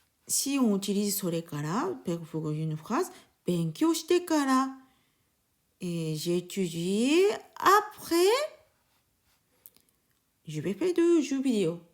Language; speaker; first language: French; non-native, learner; Japanese